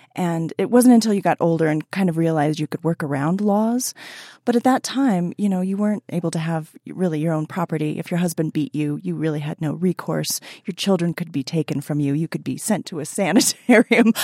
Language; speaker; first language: English; native; English